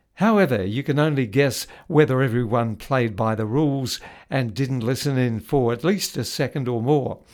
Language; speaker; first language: English; native; English